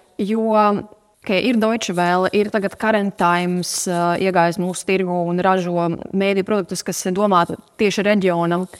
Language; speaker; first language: Latvian; non-native, local second language; Russian